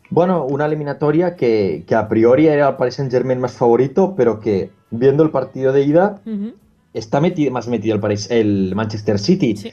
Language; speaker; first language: Spanish; native; Spanish